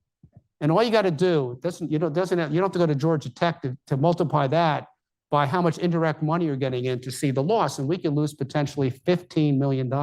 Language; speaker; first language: English; native; English